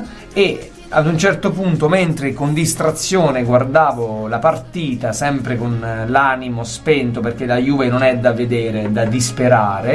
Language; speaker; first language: Italian; native; Italian